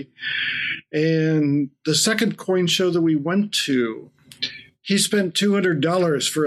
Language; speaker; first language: English; native; English